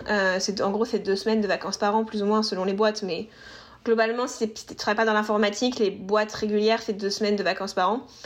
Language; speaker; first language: French; native; French